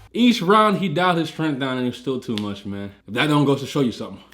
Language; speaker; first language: English; native; English